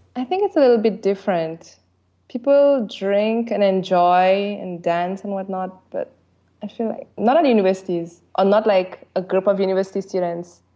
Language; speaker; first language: English; early bilingual, other home language; French